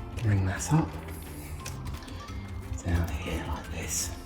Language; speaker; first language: English; native; English